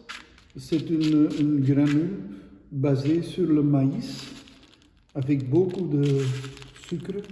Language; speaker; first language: French; non-native, local second language; Dutch